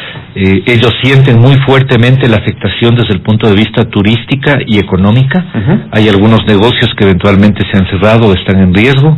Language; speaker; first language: Spanish; native; Spanish